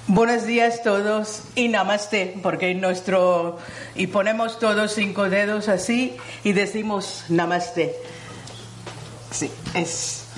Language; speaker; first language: Spanish; non-native, learner; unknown